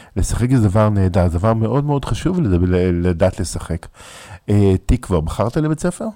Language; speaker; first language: Hebrew; native; Hebrew